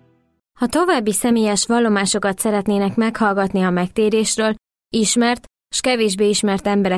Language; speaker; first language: Hungarian; native; Hungarian